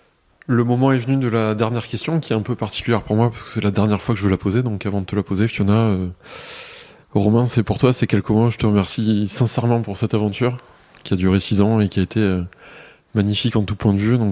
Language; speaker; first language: French; native; French